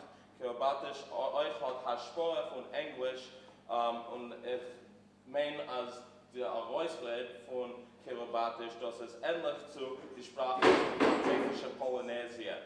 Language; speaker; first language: German; non-native, fluent; English